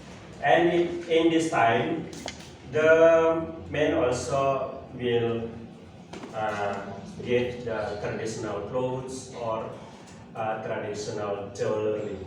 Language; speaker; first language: English; non-native, learner; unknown